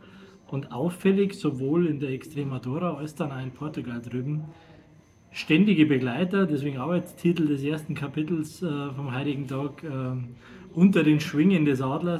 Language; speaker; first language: German; native; German